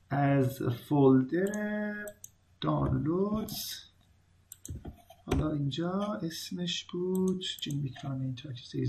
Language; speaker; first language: Persian; native; Persian